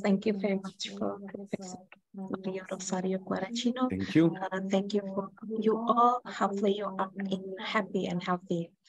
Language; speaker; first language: English; non-native, fluent; Indonesian